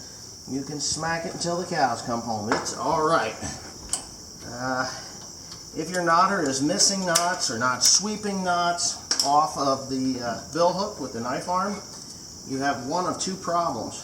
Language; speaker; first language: English; native; English